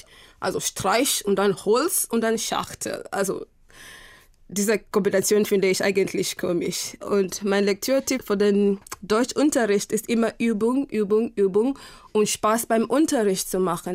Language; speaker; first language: German; non-native, fluent; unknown